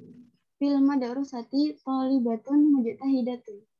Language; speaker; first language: Arabic; non-native, learner; Indonesian